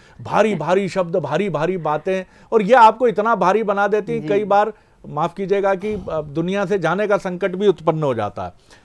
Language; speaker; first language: Hindi; native; Hindi